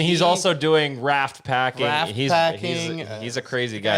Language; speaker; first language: English; native; English